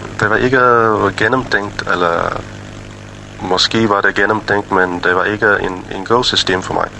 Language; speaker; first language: Danish; non-native, fluent; English